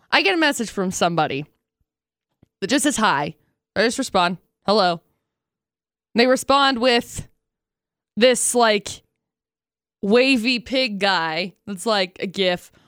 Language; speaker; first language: English; native; English